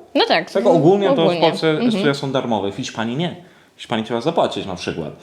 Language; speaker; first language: Polish; non-native, fluent; Spanish